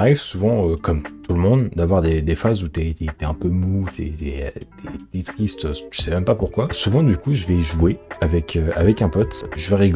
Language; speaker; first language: French; native; French